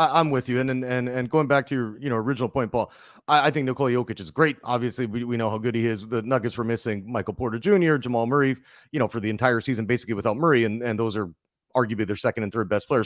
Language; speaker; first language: English; native; English